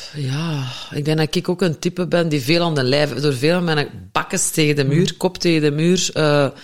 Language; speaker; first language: Dutch; native; Dutch